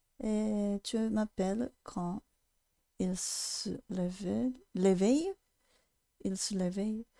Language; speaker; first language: French; non-native, learner; Japanese